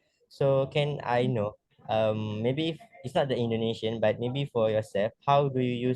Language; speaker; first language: English; non-native, learner; Malay